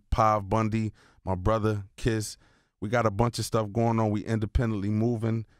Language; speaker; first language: English; native; English